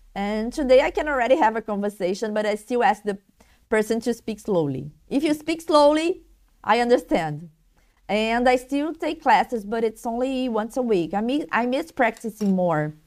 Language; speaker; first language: English; non-native, learner; Portuguese